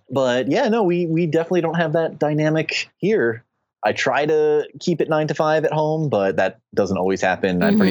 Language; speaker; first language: English; native; English